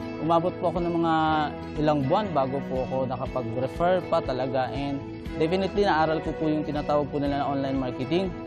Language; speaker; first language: Filipino; native; Filipino